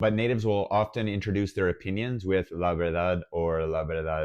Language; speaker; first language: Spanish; non-native, fluent; English